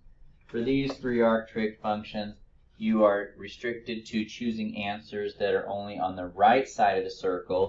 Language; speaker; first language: English; native; English